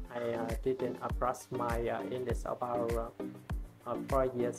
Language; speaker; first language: English; non-native, learner; Vietnamese